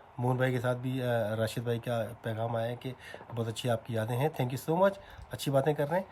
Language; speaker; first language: Urdu; non-native, local second language; Punjabi